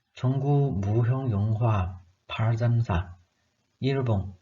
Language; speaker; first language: Korean; non-native, learner; Chinese